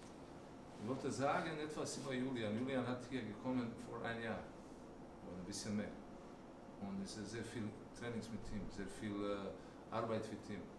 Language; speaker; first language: German; non-native, learner; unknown